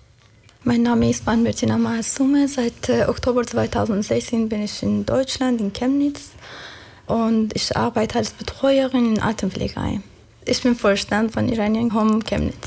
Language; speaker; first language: German; non-native, learner; Persian